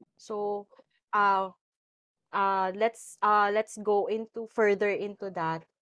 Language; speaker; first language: English; non-native, local second language; Filipino